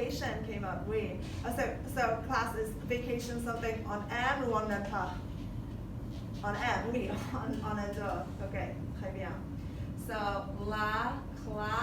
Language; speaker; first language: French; non-native, fluent; English